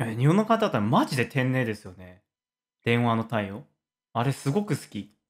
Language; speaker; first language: Japanese; non-native, fluent; Korean